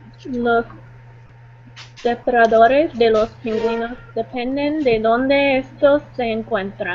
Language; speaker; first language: Spanish; non-native, learner; English